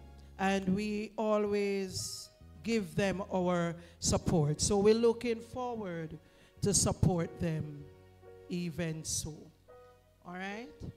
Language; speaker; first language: English; non-native, local second language; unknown